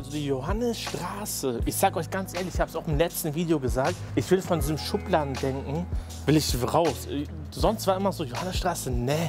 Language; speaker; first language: German; native; German